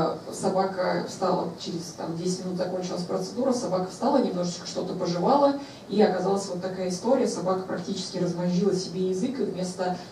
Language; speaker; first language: Russian; native; Russian